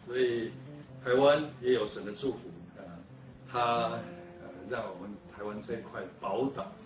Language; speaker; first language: Chinese; native; Chinese